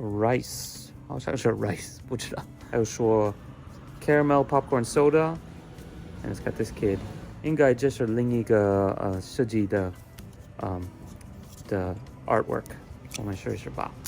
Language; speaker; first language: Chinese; non-native, learner; English